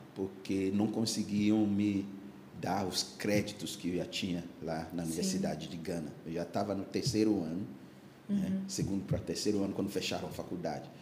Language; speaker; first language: Portuguese; non-native, fluent; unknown